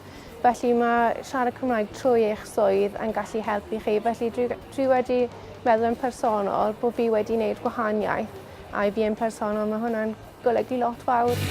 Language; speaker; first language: Welsh; non-native, local second language; English